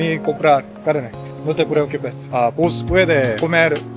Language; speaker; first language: Spanish; non-native, learner; Korean